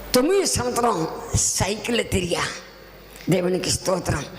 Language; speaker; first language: Telugu; non-native, local second language; Tamil